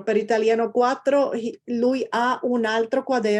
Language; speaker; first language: Italian; non-native, fluent; Spanish